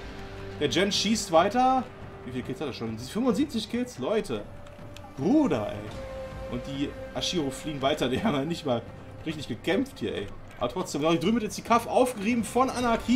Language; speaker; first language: German; native; German